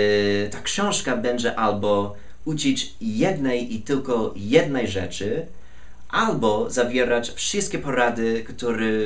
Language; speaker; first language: Polish; non-native, fluent; English